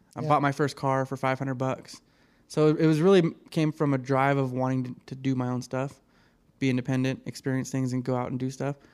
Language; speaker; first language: English; native; English